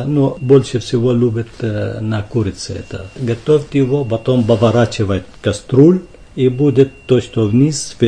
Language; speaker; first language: Russian; non-native, fluent; Arabic